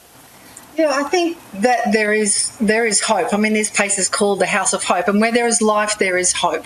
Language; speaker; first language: English; native; English